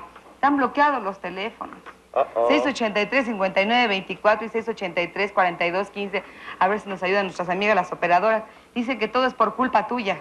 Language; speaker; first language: Spanish; native; Spanish